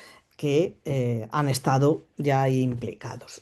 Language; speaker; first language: Spanish; native; Spanish